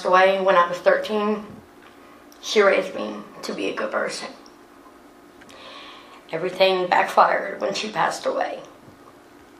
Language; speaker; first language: English; native; English